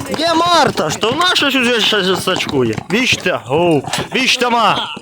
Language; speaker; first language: Ukrainian; native; Ukrainian